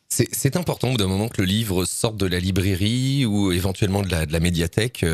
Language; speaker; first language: French; native; French